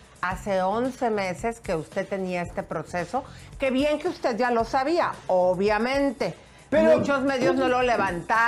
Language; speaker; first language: Spanish; native; Spanish